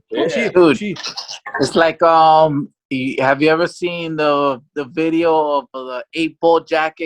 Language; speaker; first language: English; native; English